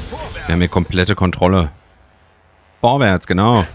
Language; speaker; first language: German; native; German